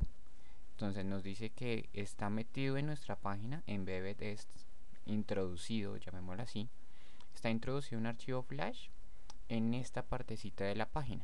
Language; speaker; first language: Spanish; native; Spanish